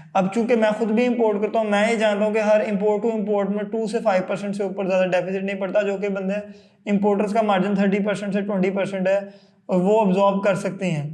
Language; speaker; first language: Urdu; non-native, local second language; Punjabi